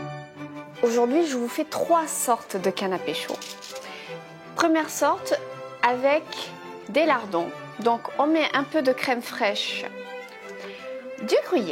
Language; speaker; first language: French; native; French